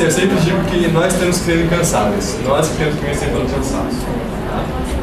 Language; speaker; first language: Portuguese; native; Portuguese